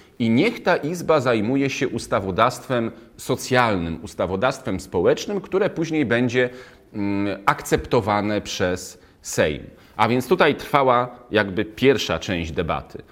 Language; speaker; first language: Polish; native; Polish